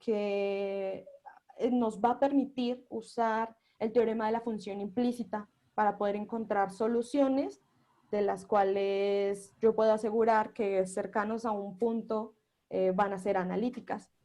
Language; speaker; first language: Spanish; native; Spanish